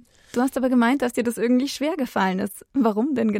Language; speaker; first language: German; native; German